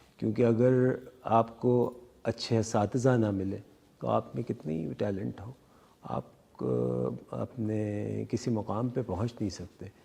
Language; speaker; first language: Urdu; native; Urdu